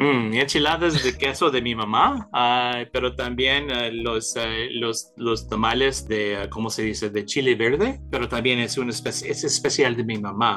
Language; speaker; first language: Spanish; early bilingual, heritage; Spanish